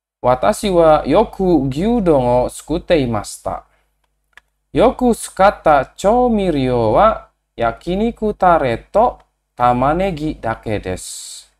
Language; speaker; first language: Japanese; non-native, fluent; Indonesian